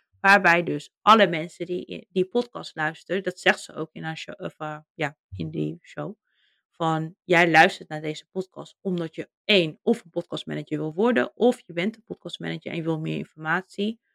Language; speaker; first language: Dutch; native; Dutch